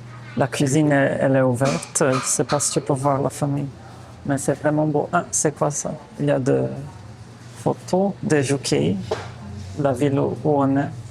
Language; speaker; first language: French; non-native, fluent; Portuguese